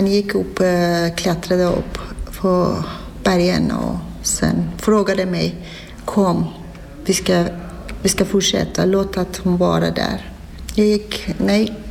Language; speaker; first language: Swedish; non-native, fluent; Persian